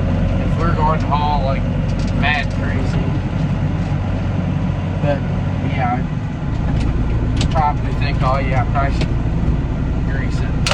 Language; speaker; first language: English; native; English